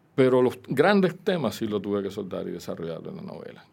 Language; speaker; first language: Spanish; native; Spanish